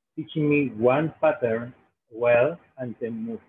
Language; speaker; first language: English; non-native, fluent; Spanish